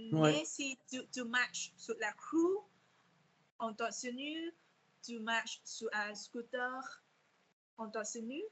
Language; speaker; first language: French; non-native, fluent; Vietnamese